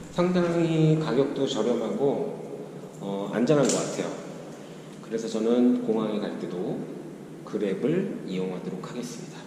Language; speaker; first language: Korean; native; Korean